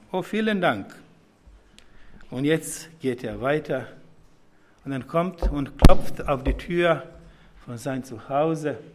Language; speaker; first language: German; non-native, fluent; Serbian